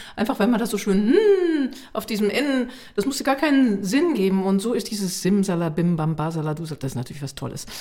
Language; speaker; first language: German; native; German